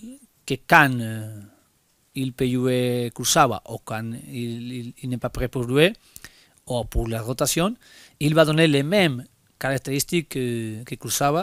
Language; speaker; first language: French; non-native, learner; Spanish